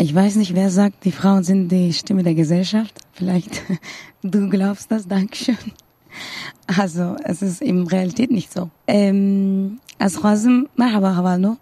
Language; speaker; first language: German; non-native, learner; Kurdish